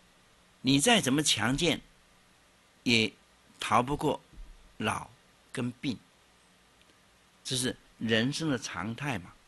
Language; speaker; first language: Chinese; native; Chinese